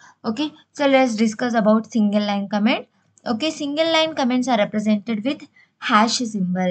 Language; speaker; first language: English; non-native, local second language; Telugu